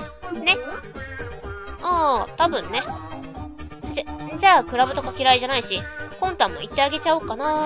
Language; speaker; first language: Japanese; native; Japanese